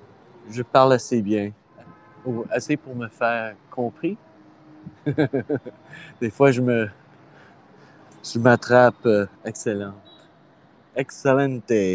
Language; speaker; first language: French; non-native, fluent; English